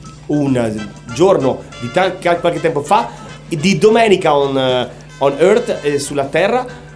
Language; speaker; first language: Italian; native; Italian